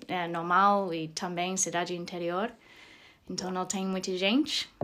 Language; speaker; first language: Portuguese; non-native, learner; English